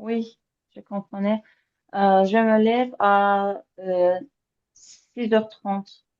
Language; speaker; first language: French; non-native, learner; Azerbaijani